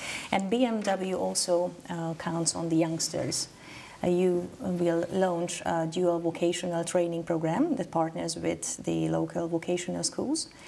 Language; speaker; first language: English; non-native, fluent; Hungarian